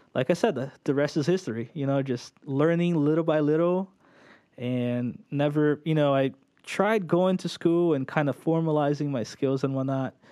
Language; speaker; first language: English; early bilingual, other home language; Portuguese